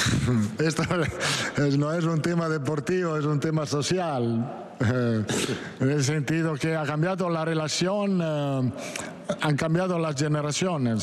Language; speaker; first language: Spanish; non-native, fluent; Italian